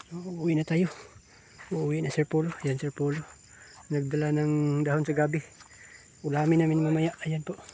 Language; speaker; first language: Filipino; non-native, local second language; Cebuano